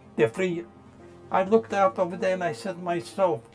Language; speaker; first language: English; non-native, fluent; Polish